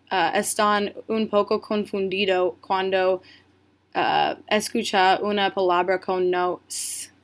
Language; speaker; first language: Spanish; non-native, learner; English